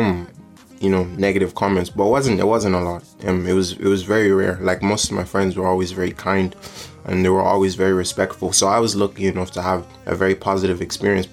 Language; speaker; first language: English; native; English